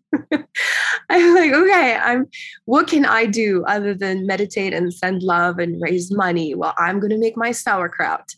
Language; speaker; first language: English; early bilingual, other home language; Ukrainian